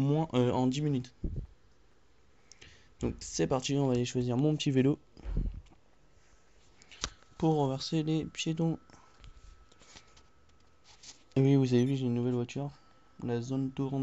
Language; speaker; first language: French; native; French